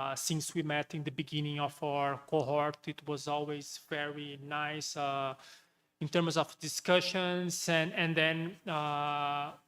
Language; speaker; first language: English; non-native, fluent; Portuguese